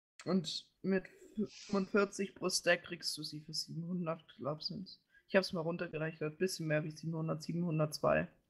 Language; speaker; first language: German; native; German